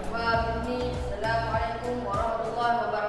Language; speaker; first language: Arabic; non-native, learner; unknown